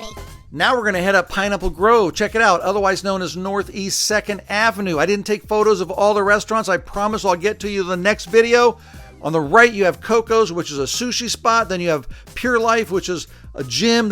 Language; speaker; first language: English; native; English